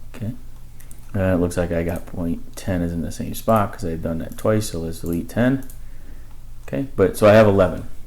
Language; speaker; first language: English; native; English